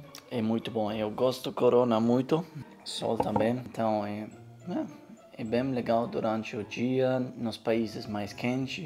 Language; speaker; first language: Portuguese; non-native, learner; German